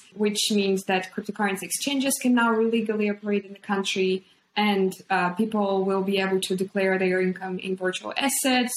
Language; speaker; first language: English; non-native, fluent; Ukrainian